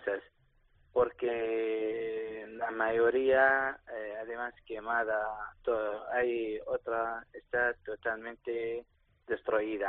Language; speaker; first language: Spanish; non-native, learner; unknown